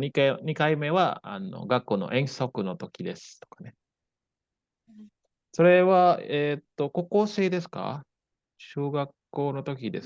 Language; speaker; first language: Japanese; non-native, fluent; Indonesian